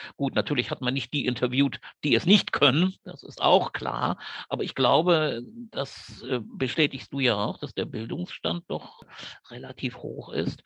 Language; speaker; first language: German; native; German